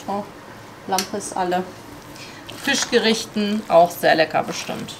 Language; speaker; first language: German; native; German